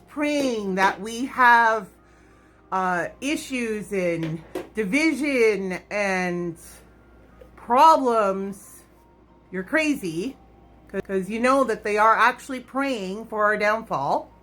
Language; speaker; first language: English; native; English